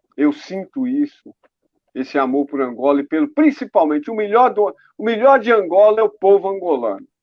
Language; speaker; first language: Portuguese; native; Portuguese